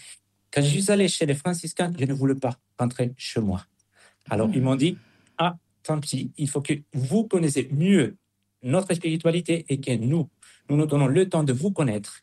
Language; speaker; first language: French; non-native, fluent; Spanish